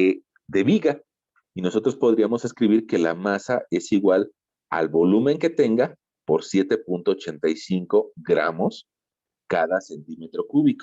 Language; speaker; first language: Spanish; native; Spanish